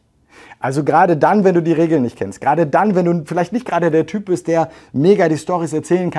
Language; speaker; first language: German; native; German